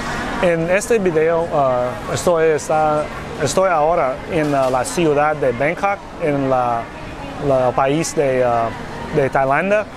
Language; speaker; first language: Spanish; non-native, learner; English